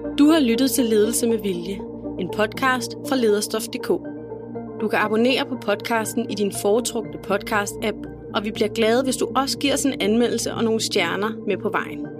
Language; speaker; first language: Danish; native; Danish